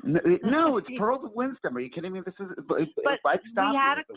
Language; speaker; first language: English; native; English